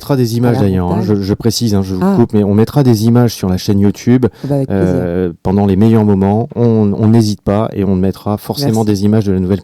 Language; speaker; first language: French; native; French